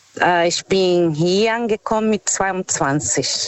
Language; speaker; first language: German; non-native, learner; Portuguese